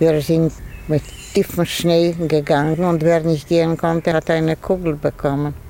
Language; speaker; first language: German; non-native, fluent; Polish